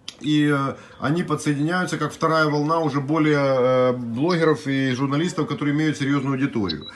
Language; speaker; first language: Russian; native; Russian